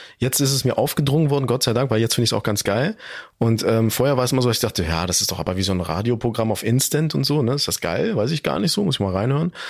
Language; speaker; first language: German; early bilingual, other home language; Turkish